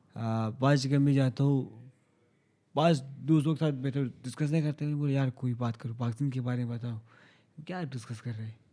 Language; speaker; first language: Urdu; non-native, local second language; Hazaragi